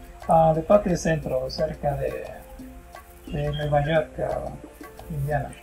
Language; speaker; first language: Spanish; non-native, fluent; Haitian Creole